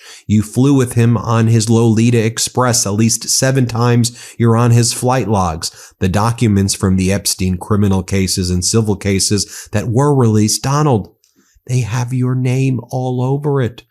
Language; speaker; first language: English; native; English